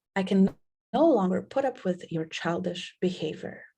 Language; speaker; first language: English; non-native, fluent; Slovenian